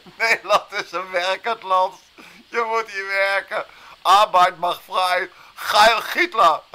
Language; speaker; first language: Dutch; native; Dutch